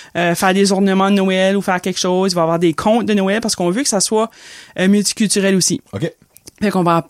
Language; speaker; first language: French; native; French